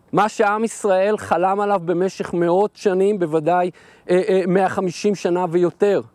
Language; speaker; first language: Hebrew; native; Hebrew